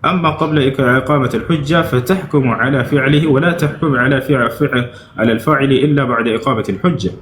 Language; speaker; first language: Arabic; non-native, fluent; Amharic